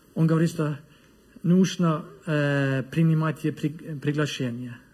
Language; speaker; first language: Russian; non-native, learner; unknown